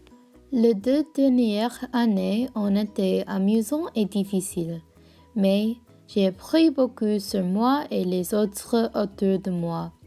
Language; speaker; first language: French; non-native, learner; English